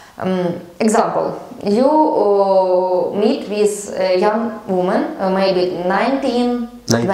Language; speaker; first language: English; non-native, learner; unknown